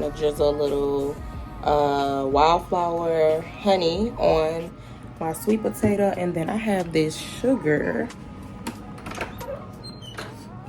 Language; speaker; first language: English; native; English